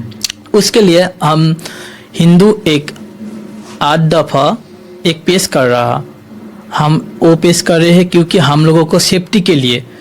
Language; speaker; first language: Hindi; non-native, learner; Bangla